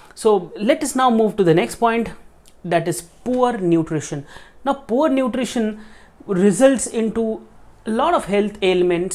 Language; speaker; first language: English; non-native, local second language; Marathi